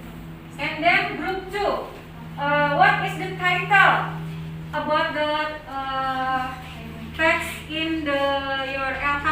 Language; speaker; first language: English; non-native, learner; Indonesian